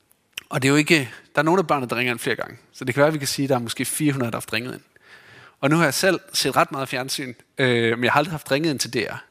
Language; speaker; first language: Danish; native; Danish